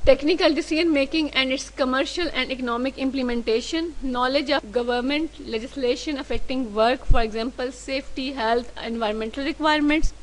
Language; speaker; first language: English; non-native, local second language; Urdu